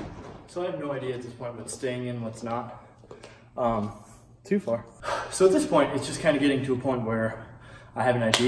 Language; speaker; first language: English; native; English